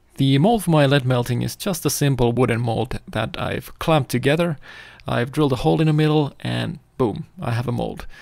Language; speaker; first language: English; non-native, fluent; Finnish